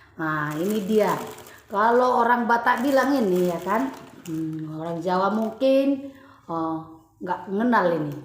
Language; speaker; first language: Indonesian; non-native, local second language; Batak Toba